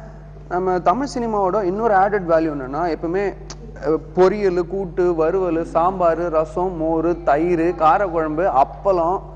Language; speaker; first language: Tamil; native; Tamil